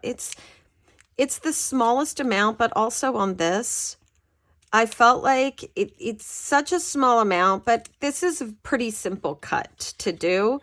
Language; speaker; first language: English; native; English